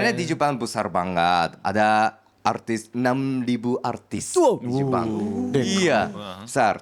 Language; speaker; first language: Indonesian; non-native, learner; Japanese